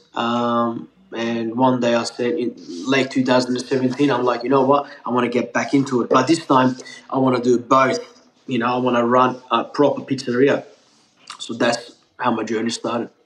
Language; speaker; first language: English; non-native, fluent; Turkish